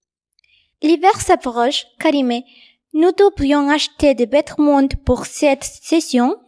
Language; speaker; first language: French; non-native, learner; Spanish